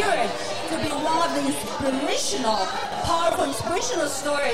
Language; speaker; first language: English; non-native, learner; Chinese